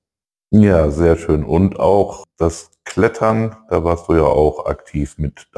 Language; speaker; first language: German; native; German